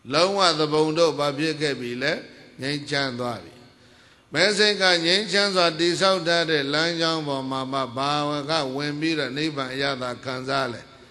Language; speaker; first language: Burmese; native; Burmese